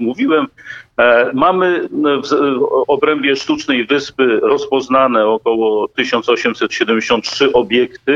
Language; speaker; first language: Polish; native; Polish